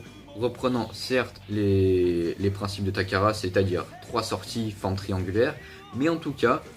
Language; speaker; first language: French; native; French